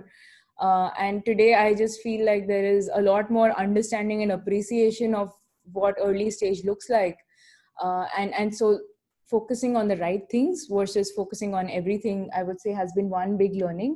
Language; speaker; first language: English; non-native, local second language; Hindi